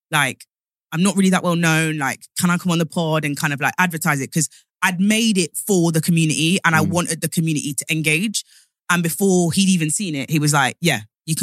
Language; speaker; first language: English; native; English